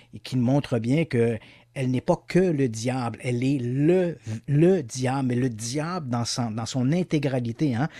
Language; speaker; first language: French; native; French